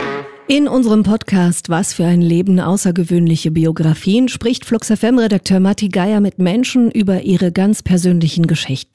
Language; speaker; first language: German; native; German